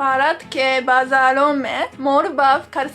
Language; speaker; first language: Hindi; non-native, learner; Japanese